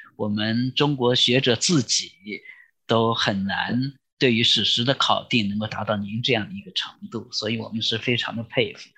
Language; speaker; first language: Chinese; native; Chinese